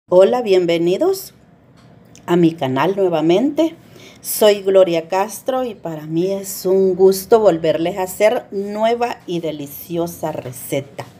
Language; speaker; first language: Spanish; native; Spanish